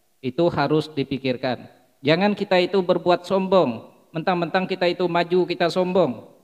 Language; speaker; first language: Indonesian; non-native, local second language; Iban